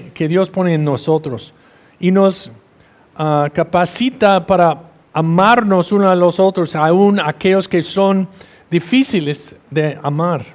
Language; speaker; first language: Spanish; non-native, fluent; English